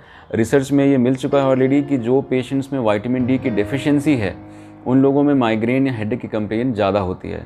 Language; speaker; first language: Hindi; native; Hindi